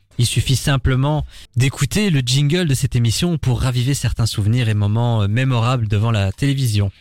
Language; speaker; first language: French; native; French